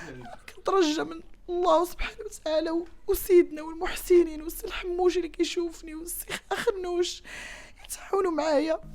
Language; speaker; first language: Arabic; native; Arabic